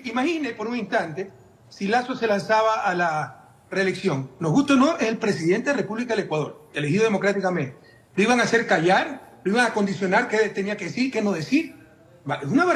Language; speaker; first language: Spanish; native; Spanish